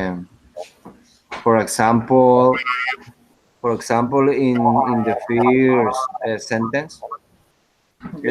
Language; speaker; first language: English; non-native, learner; Spanish